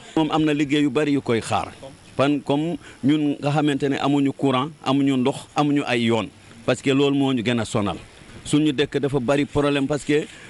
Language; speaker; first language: Wolof; non-native, fluent; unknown